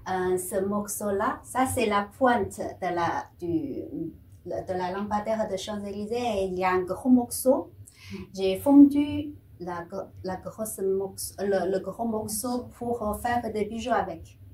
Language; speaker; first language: French; non-native, fluent; Chinese